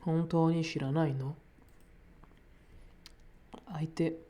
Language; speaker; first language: Japanese; non-native, learner; English